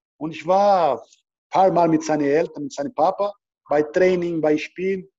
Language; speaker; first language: German; non-native, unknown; Portuguese